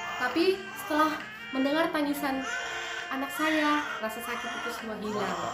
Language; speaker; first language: Indonesian; native; Indonesian